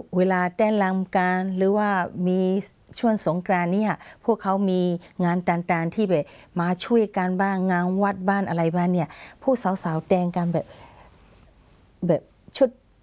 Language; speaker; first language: Thai; non-native, fluent; Burmese